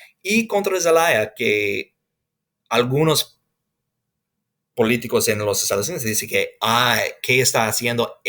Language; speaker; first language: Spanish; non-native, fluent; English